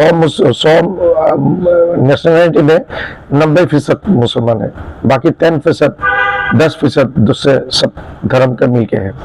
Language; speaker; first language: Hindi; non-native, learner; Bangla